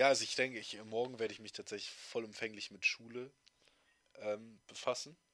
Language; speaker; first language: German; native; German